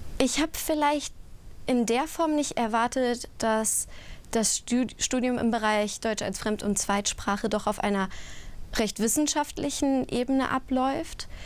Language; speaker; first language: German; native; German